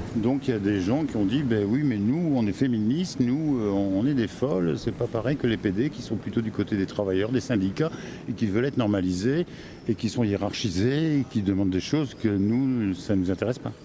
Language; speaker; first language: French; native; French